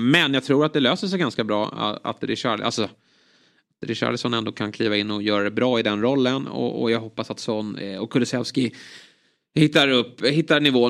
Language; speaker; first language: Swedish; native; Swedish